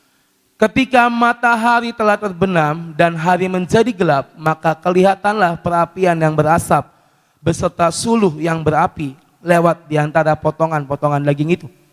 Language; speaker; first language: Indonesian; native; Indonesian